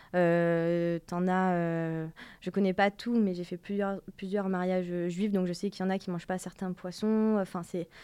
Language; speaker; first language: French; native; French